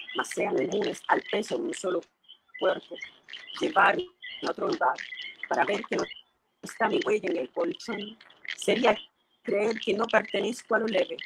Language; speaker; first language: Spanish; native; Spanish